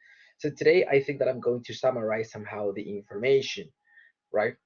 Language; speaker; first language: English; non-native, fluent; Spanish